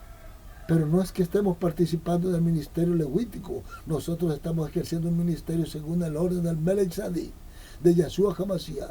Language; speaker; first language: Spanish; native; Spanish